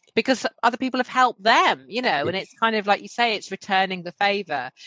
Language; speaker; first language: English; native; English